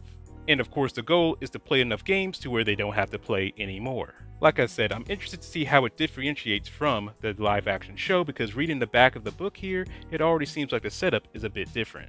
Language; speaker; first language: English; native; English